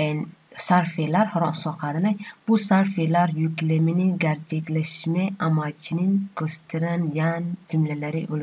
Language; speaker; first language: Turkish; non-native, fluent; Somali